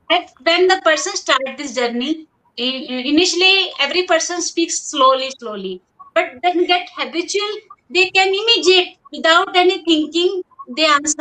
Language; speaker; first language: English; non-native, local second language; Hindi